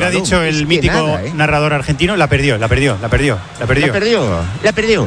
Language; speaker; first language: Spanish; native; Spanish